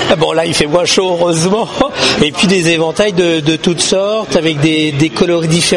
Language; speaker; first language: French; native; French